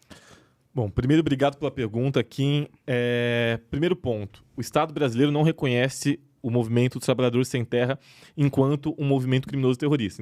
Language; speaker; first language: Portuguese; native; Portuguese